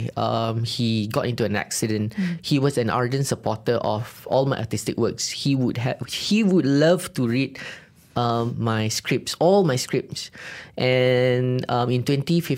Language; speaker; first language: English; non-native, local second language; Malay